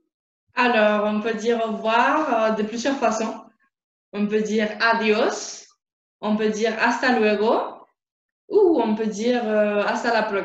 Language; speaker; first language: French; non-native, fluent; Spanish